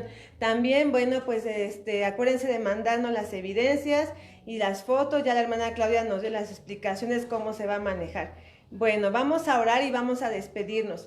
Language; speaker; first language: Spanish; native; Spanish